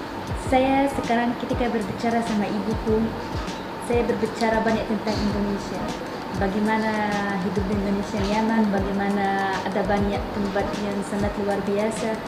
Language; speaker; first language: Indonesian; non-native, learner; Arabic